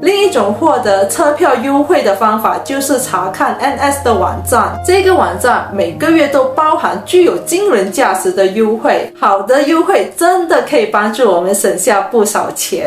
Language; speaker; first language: Chinese; native; Chinese